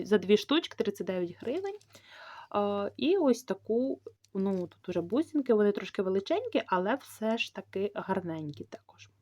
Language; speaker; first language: Ukrainian; native; Ukrainian